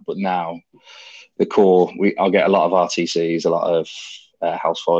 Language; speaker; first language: English; native; English